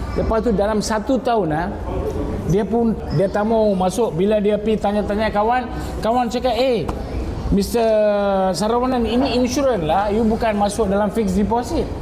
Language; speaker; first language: Malay; non-native, local second language; Tamil